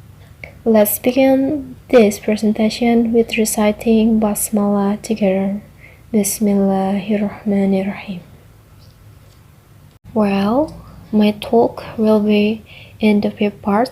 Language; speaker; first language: English; non-native, learner; Indonesian